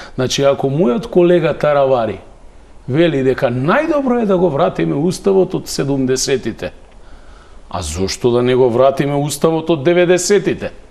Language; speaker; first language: Macedonian; native; Macedonian